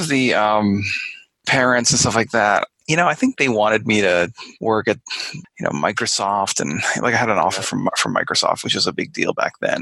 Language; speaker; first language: English; native; English